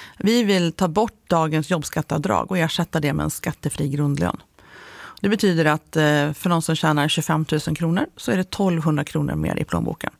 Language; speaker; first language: Swedish; native; Swedish